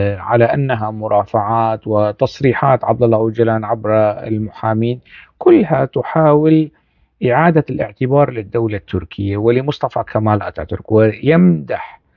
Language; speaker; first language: Arabic; non-native, local second language; Kurdish